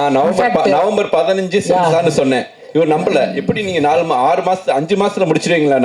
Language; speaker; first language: Tamil; native; Tamil